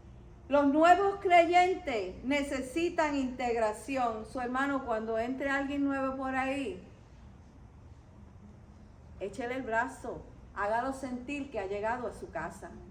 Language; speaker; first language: Spanish; native; Spanish